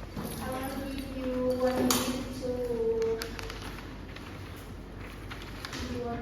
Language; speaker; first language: English; non-native, learner; Indonesian